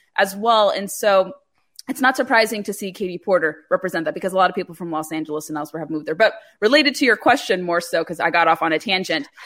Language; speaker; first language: English; native; English